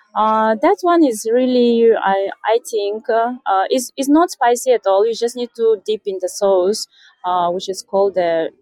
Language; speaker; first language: English; non-native, fluent; Russian